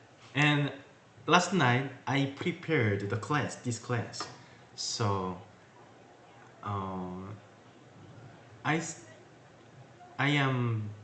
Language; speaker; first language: English; non-native, learner; Korean